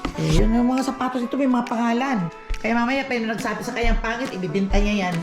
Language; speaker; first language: Filipino; non-native, local second language; Aklanon